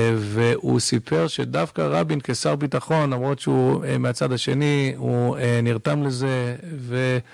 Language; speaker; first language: Hebrew; early bilingual, other home language; English